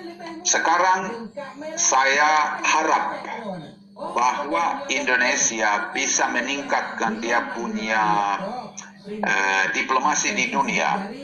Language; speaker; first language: Indonesian; non-native, fluent; Finnish